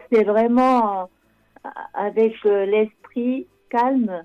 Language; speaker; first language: French; non-native, learner; Japanese